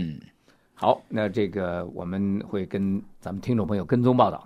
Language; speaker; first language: Chinese; native; Chinese